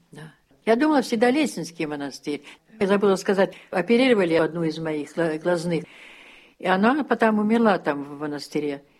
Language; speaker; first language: Russian; early bilingual, heritage; Russian